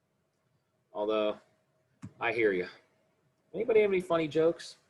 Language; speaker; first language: English; native; English